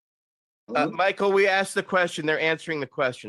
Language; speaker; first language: English; native; English